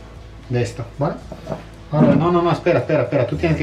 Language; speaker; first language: Spanish; non-native, fluent; Italian